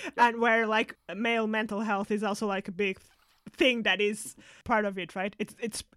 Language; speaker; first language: English; non-native, fluent; Portuguese